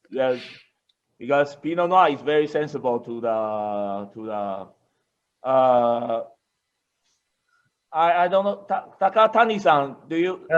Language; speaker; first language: English; non-native, fluent; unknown